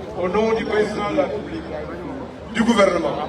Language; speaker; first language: French; non-native, local second language; Wolof